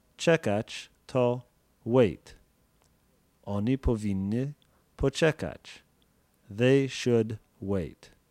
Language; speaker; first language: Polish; non-native, fluent; English